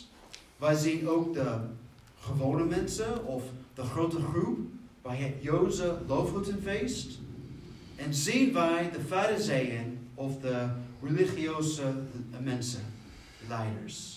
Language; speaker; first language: Dutch; non-native, fluent; English